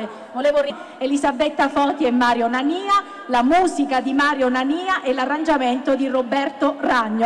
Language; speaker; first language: Italian; native; Italian